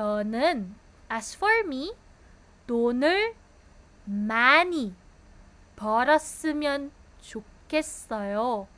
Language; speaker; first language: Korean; non-native, fluent; Filipino